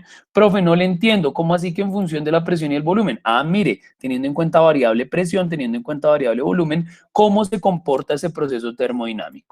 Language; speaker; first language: Spanish; native; Spanish